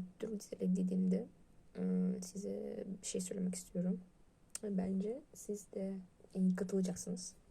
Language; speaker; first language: Turkish; non-native, learner; Russian